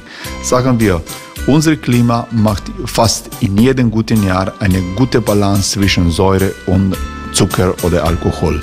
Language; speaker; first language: German; non-native, learner; Croatian